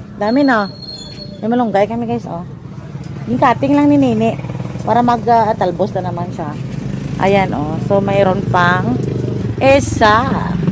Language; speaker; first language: Filipino; non-native, local second language; Hiligaynon